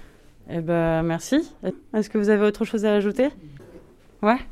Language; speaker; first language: French; native; French